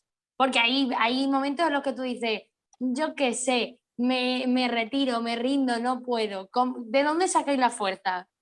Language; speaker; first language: Spanish; native; Spanish